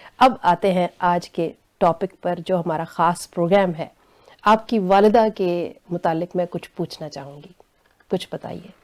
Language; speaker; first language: Urdu; non-native, local second language; Punjabi